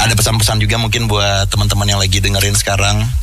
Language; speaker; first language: Indonesian; native; Indonesian